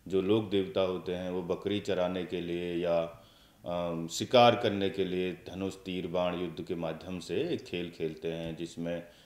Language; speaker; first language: Hindi; native; Hindi